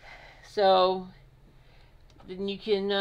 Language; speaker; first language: English; native; English